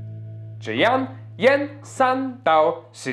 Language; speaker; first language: Chinese; non-native, fluent; German